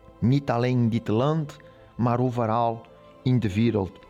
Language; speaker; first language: Dutch; non-native, learner; Portuguese